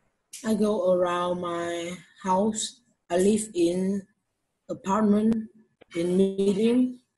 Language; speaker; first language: English; non-native, learner; Vietnamese